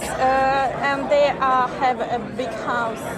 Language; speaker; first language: English; non-native, learner; Russian